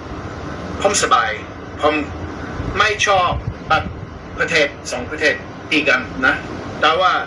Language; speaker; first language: Thai; non-native, fluent; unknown